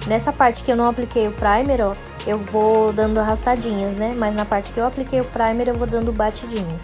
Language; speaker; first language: Portuguese; native; Portuguese